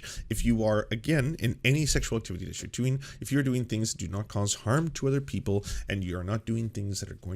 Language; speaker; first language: English; native; English